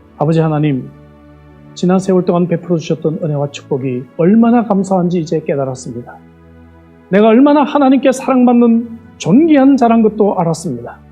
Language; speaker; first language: Korean; native; Korean